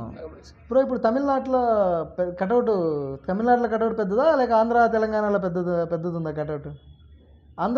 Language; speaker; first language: Telugu; native; Telugu